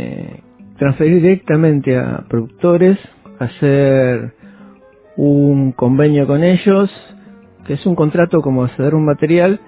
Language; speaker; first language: Spanish; native; Spanish